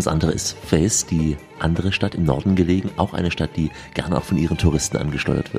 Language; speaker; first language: German; native; German